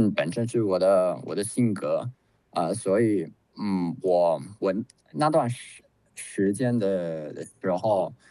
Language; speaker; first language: Chinese; non-native, fluent; English